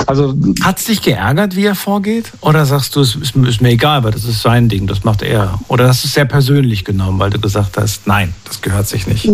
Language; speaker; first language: German; native; German